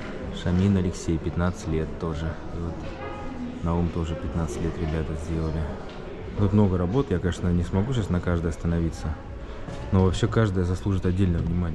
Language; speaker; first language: Russian; native; Russian